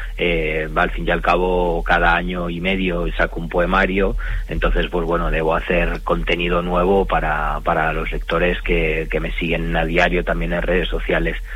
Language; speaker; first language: Spanish; early bilingual, other home language; Romanian